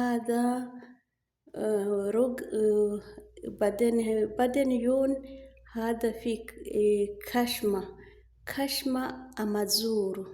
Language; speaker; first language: Arabic; non-native, learner; Rundi